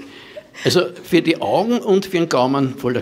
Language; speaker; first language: German; native; German